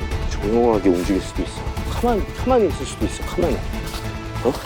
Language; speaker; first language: Korean; native; Korean